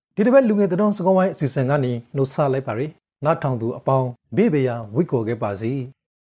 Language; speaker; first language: Burmese; native; Burmese